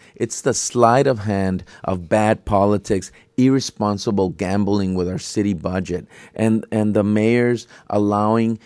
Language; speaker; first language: English; native; English